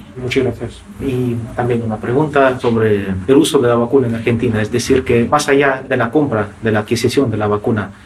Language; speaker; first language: Spanish; non-native, fluent; Russian